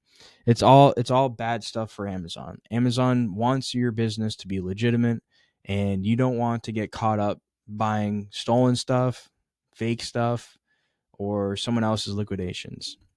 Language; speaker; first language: English; native; English